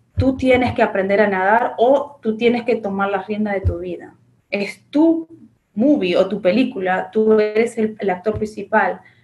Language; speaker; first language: Spanish; native; Spanish